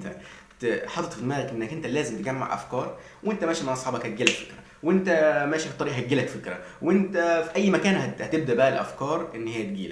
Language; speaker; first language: Arabic; native; Arabic